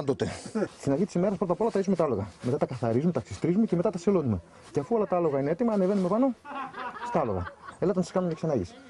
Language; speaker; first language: Greek; native; Greek